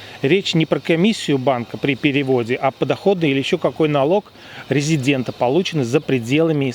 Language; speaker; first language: Russian; native; Russian